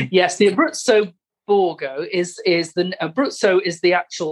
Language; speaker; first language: English; native; English